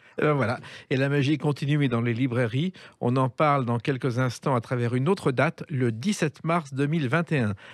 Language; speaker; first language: French; native; French